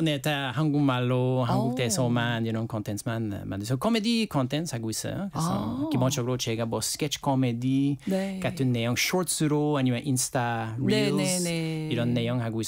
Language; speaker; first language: Korean; non-native, learner; French